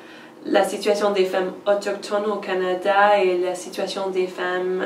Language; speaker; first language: French; non-native, fluent; English